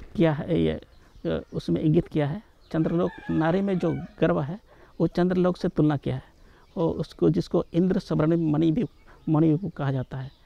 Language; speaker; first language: Hindi; non-native, local second language; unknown